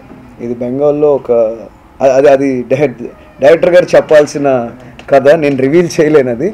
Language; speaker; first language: Telugu; native; Telugu